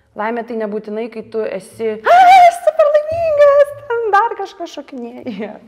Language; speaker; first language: Lithuanian; early bilingual, other home language; Russian